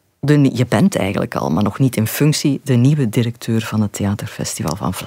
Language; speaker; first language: Dutch; native; Dutch